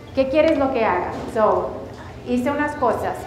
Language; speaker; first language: Spanish; early bilingual, heritage; Spanish